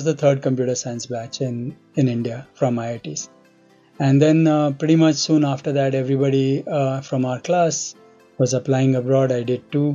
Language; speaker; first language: English; non-native, local second language; Hindi